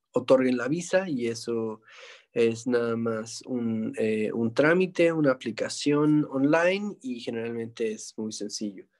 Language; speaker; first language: Spanish; native; Spanish